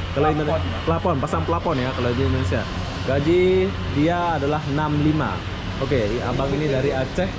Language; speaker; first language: Indonesian; non-native, local second language; Sasak